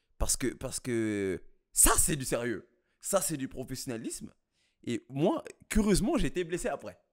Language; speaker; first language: French; early bilingual, other home language; Kabuverdianu